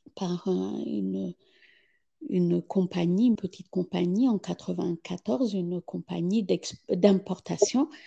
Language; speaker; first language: French; non-native, fluent; Amharic